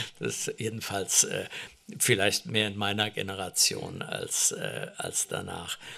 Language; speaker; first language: German; native; German